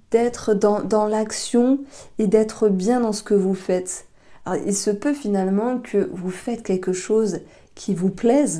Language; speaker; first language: French; native; French